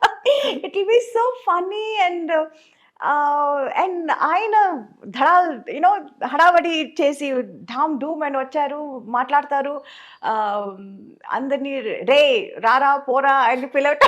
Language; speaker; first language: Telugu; non-native, local second language; Tamil